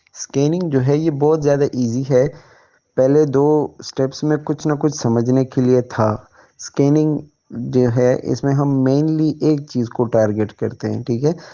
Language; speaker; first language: Urdu; native; Urdu